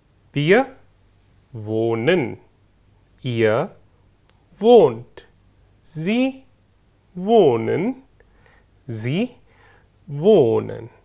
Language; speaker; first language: German; non-native, fluent; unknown